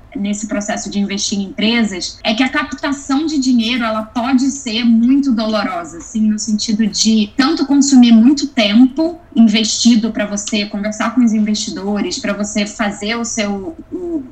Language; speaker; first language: Portuguese; native; Portuguese